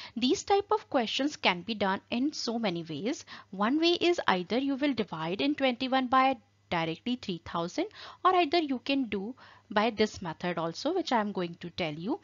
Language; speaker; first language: English; non-native, local second language; Hindi